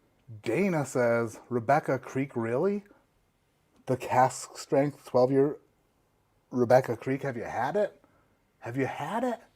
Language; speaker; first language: English; native; English